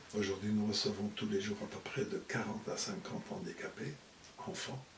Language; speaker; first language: French; non-native, fluent; Arabic